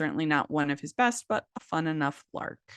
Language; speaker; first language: English; native; English